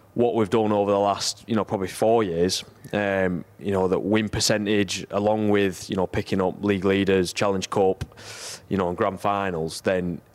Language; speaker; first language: English; native; English